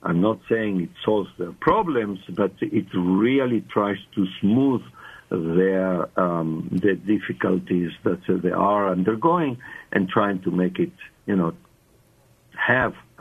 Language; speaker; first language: English; non-native, fluent; Spanish